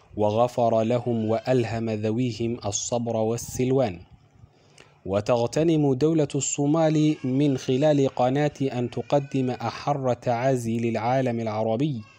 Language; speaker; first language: Arabic; non-native, local second language; Somali